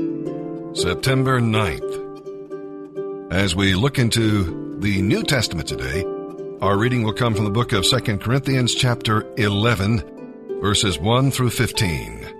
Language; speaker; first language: English; native; English